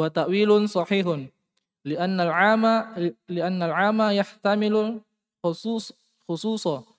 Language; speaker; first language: Arabic; non-native, learner; Indonesian